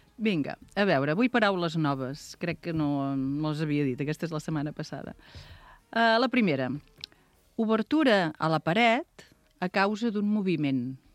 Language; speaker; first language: Catalan; native; Catalan